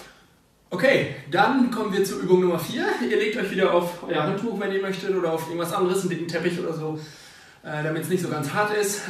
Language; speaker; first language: German; native; German